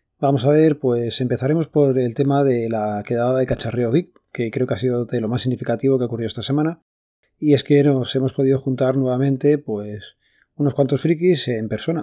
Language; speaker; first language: Spanish; native; Spanish